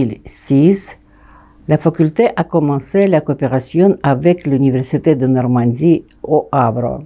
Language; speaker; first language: French; non-native, fluent; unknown